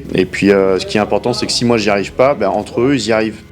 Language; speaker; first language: French; native; French